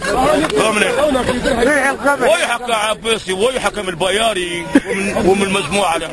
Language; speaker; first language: Arabic; native; Arabic